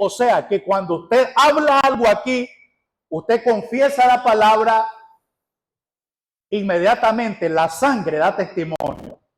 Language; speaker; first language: Spanish; native; Spanish